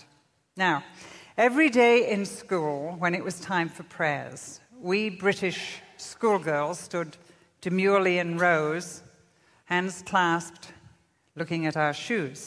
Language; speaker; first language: English; native; English